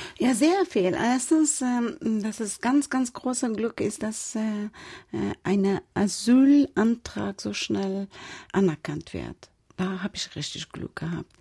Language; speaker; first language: German; non-native, fluent; Persian